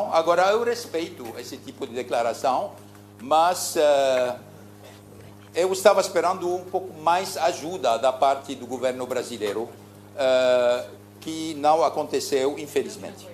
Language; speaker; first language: Portuguese; early bilingual, heritage; Portuguese